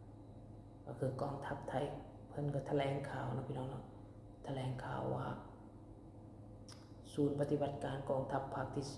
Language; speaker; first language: Thai; non-native, local second language; Lao